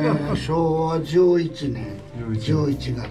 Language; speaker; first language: Japanese; native; Japanese